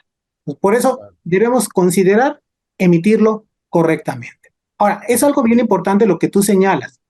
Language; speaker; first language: Spanish; native; Spanish